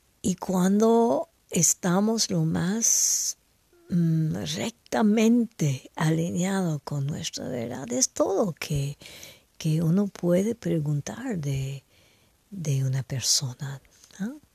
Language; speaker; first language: Spanish; non-native, fluent; French